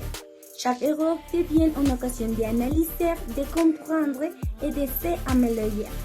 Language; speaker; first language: French; non-native, learner; Spanish